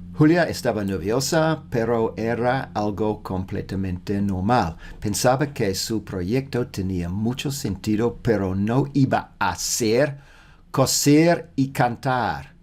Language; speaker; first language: Spanish; non-native, learner; English